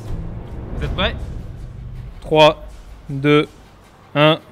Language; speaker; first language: French; native; French